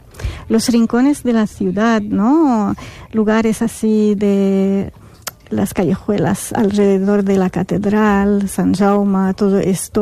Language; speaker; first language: Spanish; non-native, fluent; Arabic